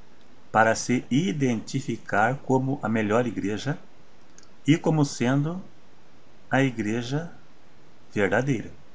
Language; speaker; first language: Portuguese; native; Portuguese